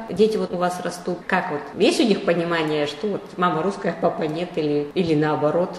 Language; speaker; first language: Russian; native; Russian